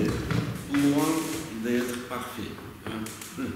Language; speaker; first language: French; non-native, learner; Russian